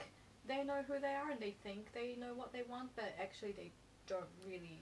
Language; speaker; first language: English; native; English